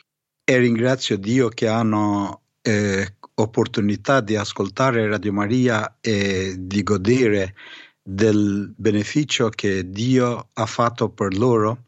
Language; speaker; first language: Italian; non-native, fluent; Albanian